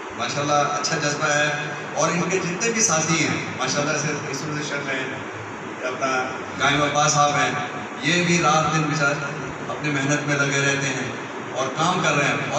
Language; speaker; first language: Urdu; non-native, local second language; Sindhi